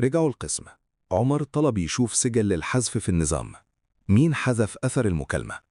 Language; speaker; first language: Arabic; native; Arabic